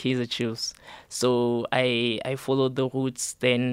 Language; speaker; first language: English; non-native, local second language; Southern Sotho